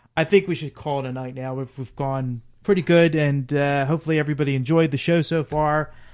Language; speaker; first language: English; native; English